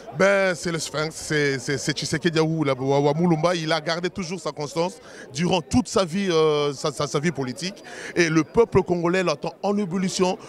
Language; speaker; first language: French; non-native, local second language; Lingala